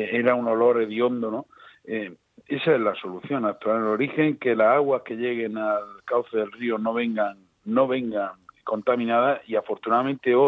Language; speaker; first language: Spanish; native; Spanish